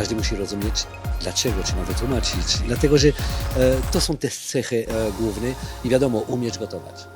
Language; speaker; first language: Polish; non-native, fluent; French